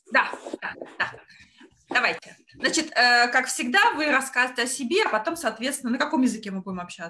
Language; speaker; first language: Russian; native; Russian